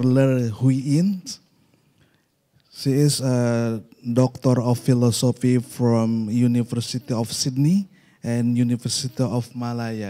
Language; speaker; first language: English; non-native, local second language; Indonesian